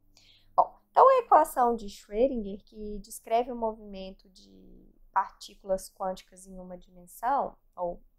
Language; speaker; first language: Portuguese; native; Portuguese